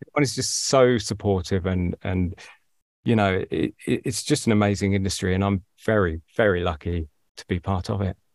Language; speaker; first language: English; native; English